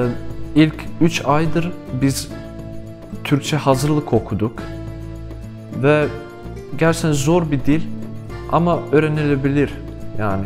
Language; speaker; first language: Turkish; non-native, fluent; Bosnian